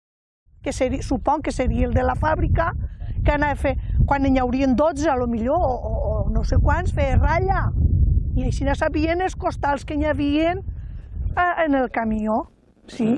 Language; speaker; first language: Catalan; native; Catalan